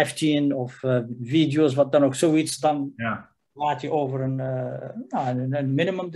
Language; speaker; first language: Dutch; non-native, fluent; Riffian